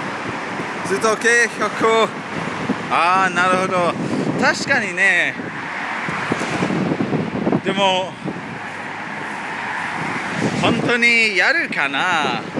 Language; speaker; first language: Japanese; non-native, learner; English